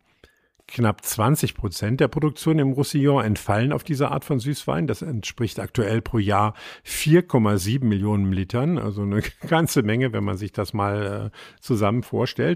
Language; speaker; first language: German; native; German